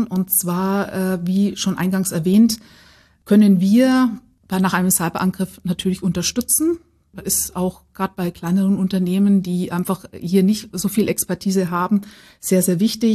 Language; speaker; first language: German; native; German